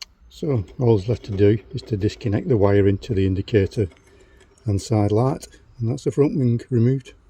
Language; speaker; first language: English; native; English